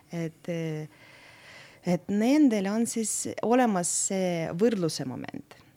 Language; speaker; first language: Estonian; non-native, local second language; Russian